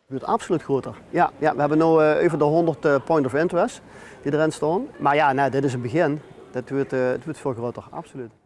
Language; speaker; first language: Dutch; native; Dutch